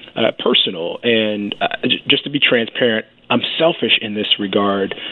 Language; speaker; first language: English; native; English